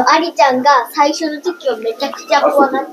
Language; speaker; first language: Japanese; early bilingual, heritage; Japanese